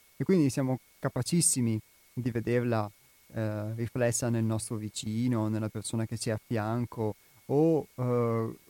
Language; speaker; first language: Italian; non-native, fluent; Albanian